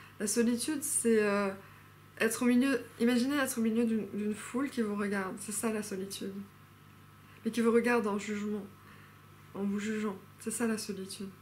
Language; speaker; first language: French; non-native, fluent; English